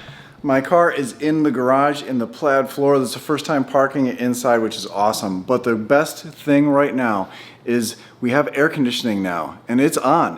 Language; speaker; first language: English; native; English